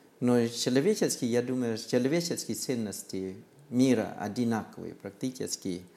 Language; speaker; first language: Russian; non-native, learner; Thai